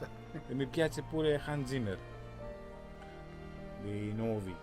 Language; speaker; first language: Italian; non-native, fluent; Greek